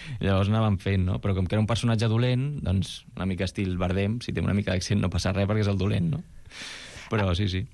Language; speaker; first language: Catalan; non-native, local second language; Spanish